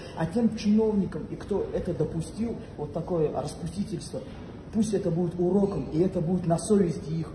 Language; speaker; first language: Russian; non-native, local second language; Tajik